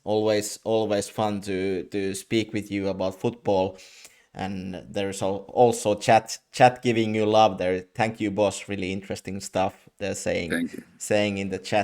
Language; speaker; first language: English; non-native, fluent; Finnish